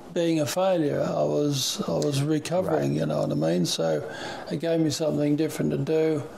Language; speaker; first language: English; native; English